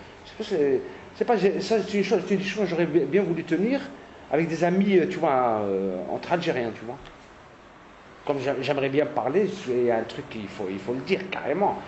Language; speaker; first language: French; non-native, local second language; Kabyle